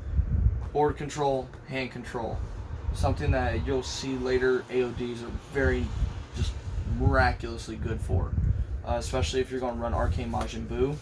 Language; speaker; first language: English; native; English